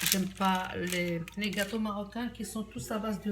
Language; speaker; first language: French; non-native, local second language; Arabic